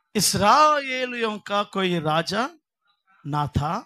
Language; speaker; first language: Hindi; non-native, local second language; Telugu